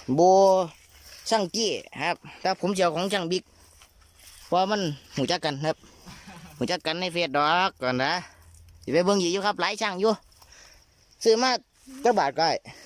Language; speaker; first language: Thai; native; Thai